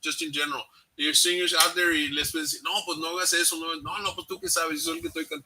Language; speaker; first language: Spanish; early bilingual, other home language; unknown